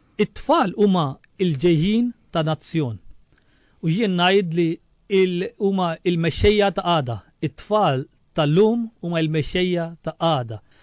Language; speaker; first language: Maltese; non-native, fluent; Urdu